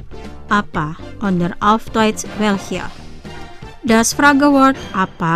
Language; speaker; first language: German; non-native, fluent; Indonesian